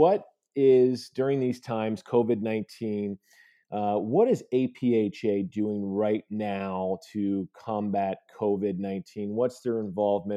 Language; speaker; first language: English; native; English